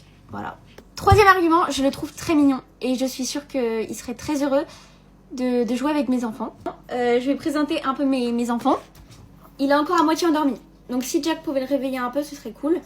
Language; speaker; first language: French; native; French